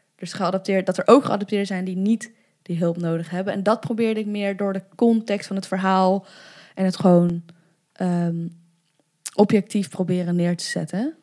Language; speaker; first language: Dutch; native; Dutch